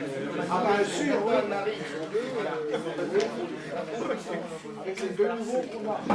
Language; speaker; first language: French; native; French